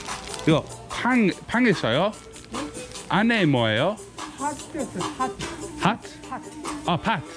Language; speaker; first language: Korean; non-native, learner; English